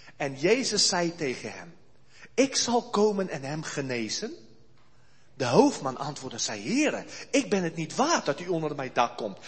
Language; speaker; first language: Dutch; early bilingual, heritage; Dutch